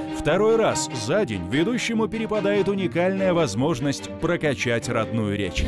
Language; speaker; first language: Russian; native; Russian